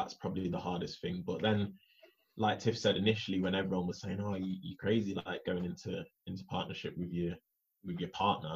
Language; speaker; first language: English; native; English